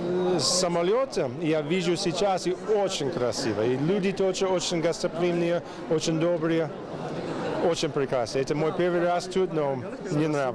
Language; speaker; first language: Russian; non-native, fluent; English